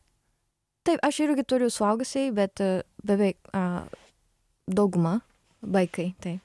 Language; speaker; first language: Lithuanian; non-native, learner; Japanese